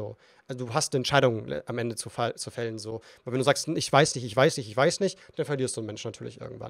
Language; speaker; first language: German; native; German